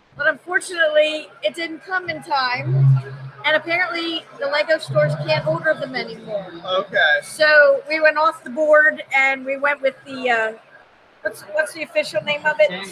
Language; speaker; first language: English; native; English